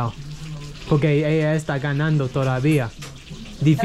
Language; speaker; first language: Spanish; non-native, learner; English